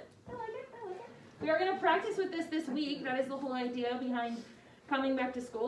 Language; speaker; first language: English; native; English